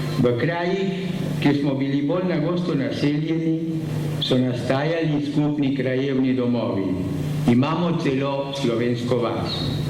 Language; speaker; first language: Slovenian; early bilingual, heritage; Slovenian